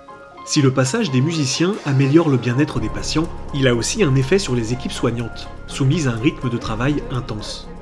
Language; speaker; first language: French; native; French